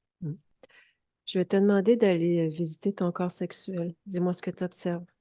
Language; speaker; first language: French; native; French